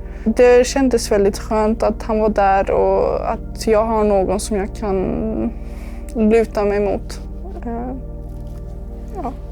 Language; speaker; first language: Swedish; early bilingual, other home language; Serbian